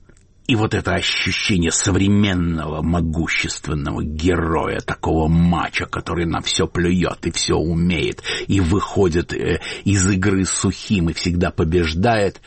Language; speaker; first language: Russian; native; Russian